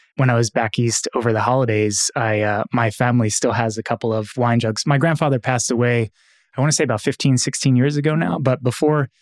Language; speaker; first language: English; native; English